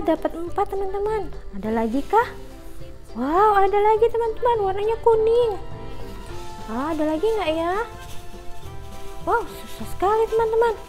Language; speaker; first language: Indonesian; native; Indonesian